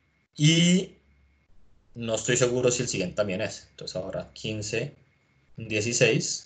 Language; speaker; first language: Spanish; native; Spanish